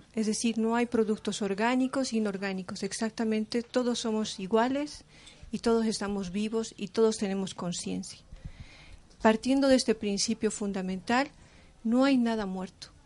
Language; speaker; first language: Spanish; native; Spanish